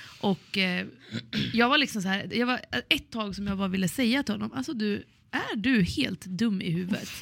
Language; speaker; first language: Swedish; native; Swedish